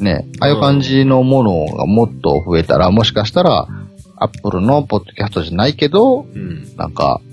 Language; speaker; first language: Japanese; native; Japanese